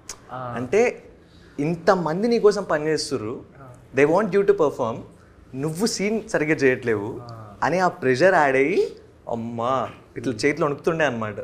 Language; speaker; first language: Telugu; native; Telugu